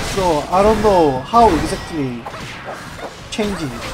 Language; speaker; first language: English; non-native, learner; Korean